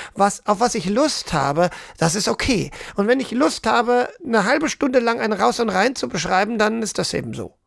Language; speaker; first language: German; native; German